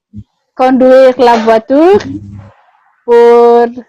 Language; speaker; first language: French; non-native, learner; Indonesian